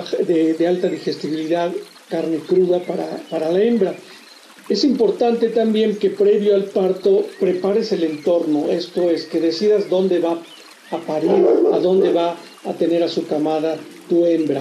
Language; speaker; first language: Spanish; native; Spanish